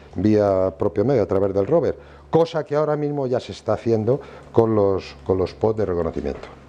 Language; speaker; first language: Spanish; native; Spanish